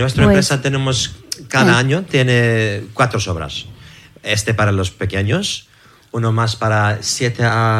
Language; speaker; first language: Spanish; non-native, learner; English